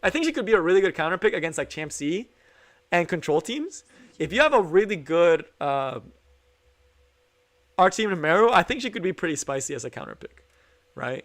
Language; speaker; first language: English; native; English